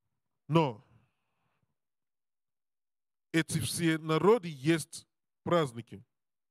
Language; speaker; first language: Russian; non-native, learner; English